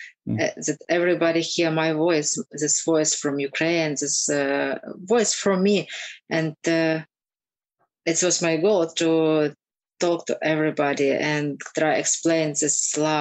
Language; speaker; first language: English; non-native, learner; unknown